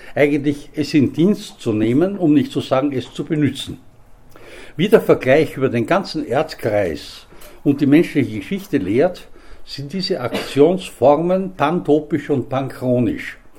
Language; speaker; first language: German; native; German